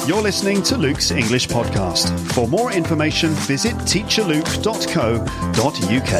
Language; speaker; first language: English; native; English